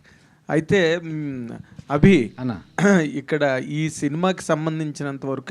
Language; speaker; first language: Telugu; native; Telugu